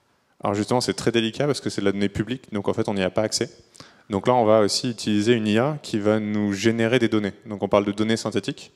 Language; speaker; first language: French; native; French